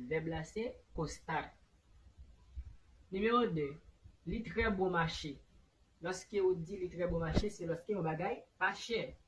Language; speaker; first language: French; non-native, learner; Haitian Creole